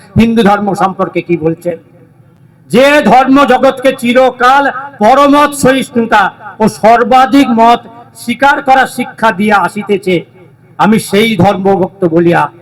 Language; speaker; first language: Bangla; native; Bangla